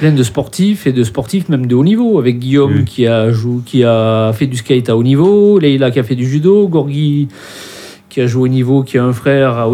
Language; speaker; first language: French; native; French